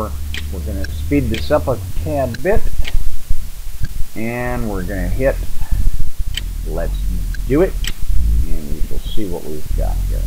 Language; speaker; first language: English; native; English